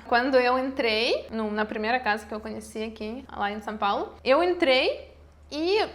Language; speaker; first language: Portuguese; non-native, fluent; Russian